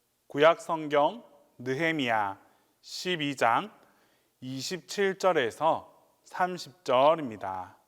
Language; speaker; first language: Korean; native; Korean